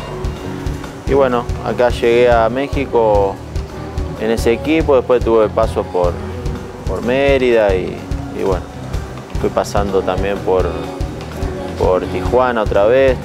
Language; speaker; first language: Spanish; native; Spanish